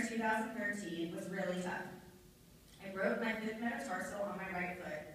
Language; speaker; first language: English; native; English